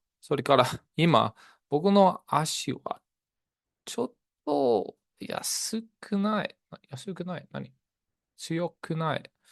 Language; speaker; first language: Japanese; non-native, learner; English